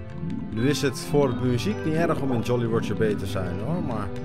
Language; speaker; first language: Dutch; native; Dutch